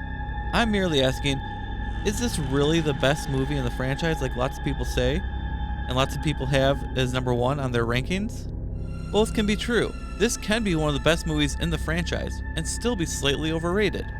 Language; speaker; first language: English; native; English